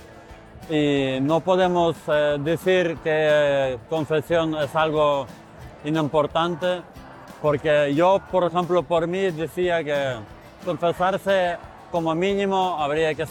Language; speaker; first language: Spanish; non-native, fluent; Ukrainian